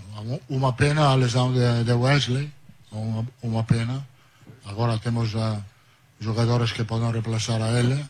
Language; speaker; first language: Portuguese; non-native, learner; Italian